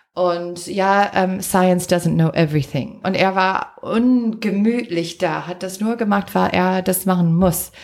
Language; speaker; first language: German; non-native, fluent; English